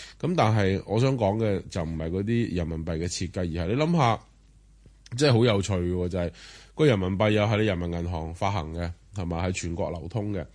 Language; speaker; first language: Cantonese; native; Cantonese